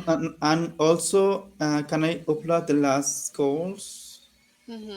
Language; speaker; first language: English; non-native, learner; Spanish